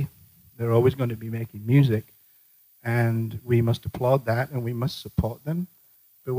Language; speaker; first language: English; native; English